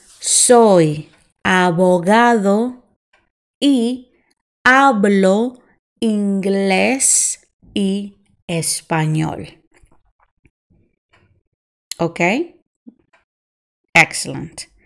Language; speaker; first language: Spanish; non-native, fluent; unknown